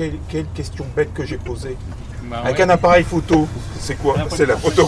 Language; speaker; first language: French; native; French